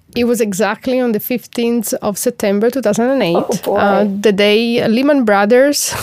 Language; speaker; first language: English; non-native, fluent; Italian